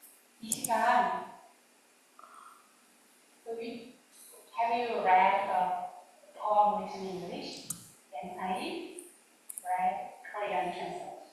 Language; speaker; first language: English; non-native, learner; Korean